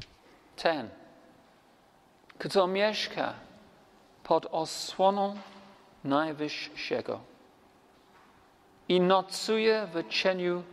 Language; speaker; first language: Polish; non-native, learner; English